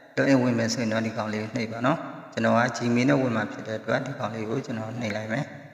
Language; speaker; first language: Burmese; native; Burmese